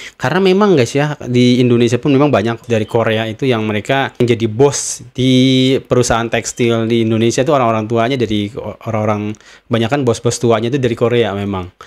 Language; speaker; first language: Indonesian; native; Indonesian